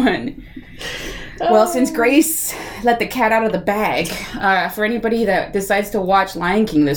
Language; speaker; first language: English; early bilingual, other home language; Spanish